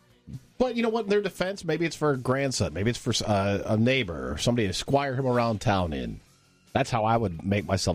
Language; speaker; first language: English; native; English